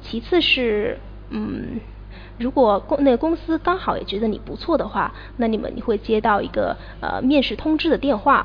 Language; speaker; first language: Chinese; native; Chinese